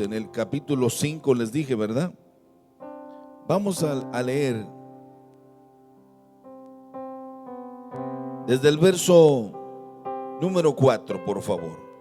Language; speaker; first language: Spanish; native; Spanish